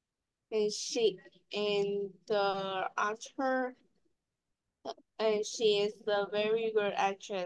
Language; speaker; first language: English; non-native, learner; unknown